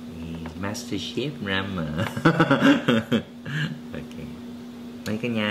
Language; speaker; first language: Vietnamese; non-native, learner; Korean